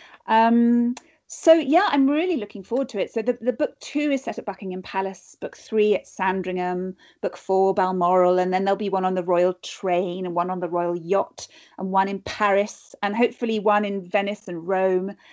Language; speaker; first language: English; native; English